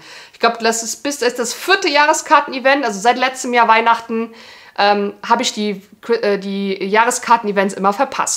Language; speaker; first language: German; native; German